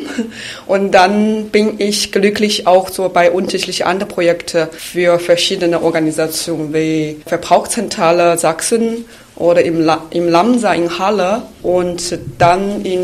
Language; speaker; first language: German; non-native, fluent; Chinese